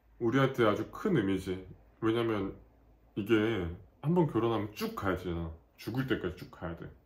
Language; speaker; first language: Korean; native; Korean